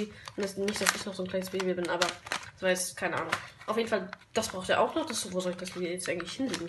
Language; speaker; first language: German; native; German